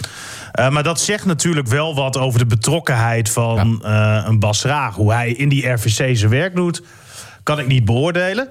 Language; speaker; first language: Dutch; native; Dutch